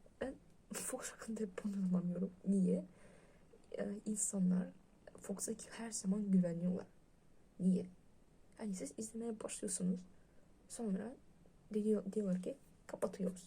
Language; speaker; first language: Turkish; non-native, learner; Russian